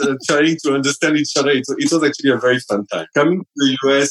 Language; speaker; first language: English; non-native, fluent; French